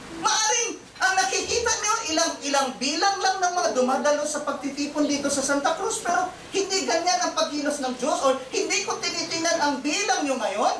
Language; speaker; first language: Filipino; non-native, local second language; Cebuano